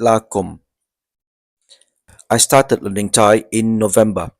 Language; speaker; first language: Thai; non-native, learner; English